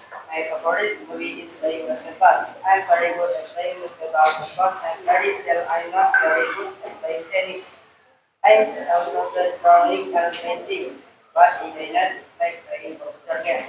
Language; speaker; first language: English; non-native, learner; Indonesian